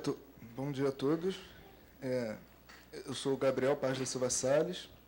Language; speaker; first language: Portuguese; native; Portuguese